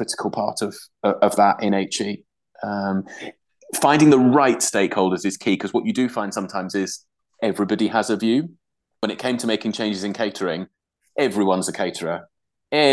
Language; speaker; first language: English; native; English